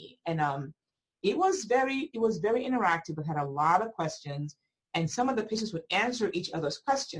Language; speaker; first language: English; non-native, local second language; Igbo